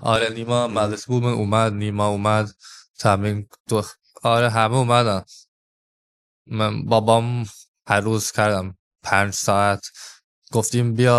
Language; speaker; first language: Persian; early bilingual, heritage; English